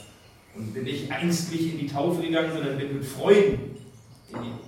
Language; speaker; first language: German; native; German